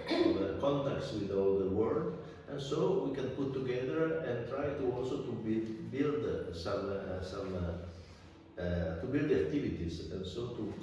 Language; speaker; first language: English; non-native, fluent; Italian